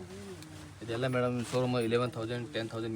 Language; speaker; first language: Kannada; non-native, local second language; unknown